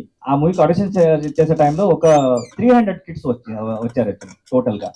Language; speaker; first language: Telugu; non-native, learner; Kannada